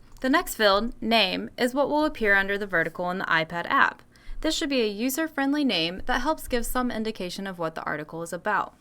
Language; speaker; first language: English; native; English